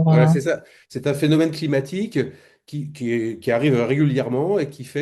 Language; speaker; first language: French; native; French